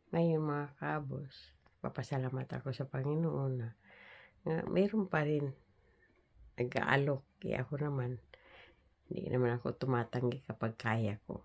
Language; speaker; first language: Filipino; non-native, local second language; Cebuano